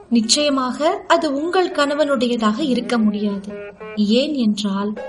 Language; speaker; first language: Tamil; native; Tamil